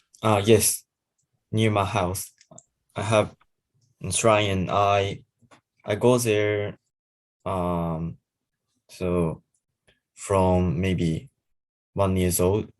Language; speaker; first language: English; non-native, learner; Japanese